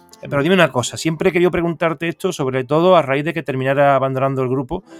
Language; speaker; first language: Spanish; native; Spanish